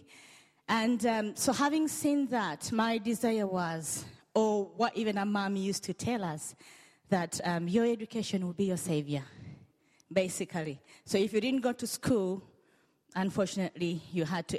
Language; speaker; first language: English; non-native, local second language; Ganda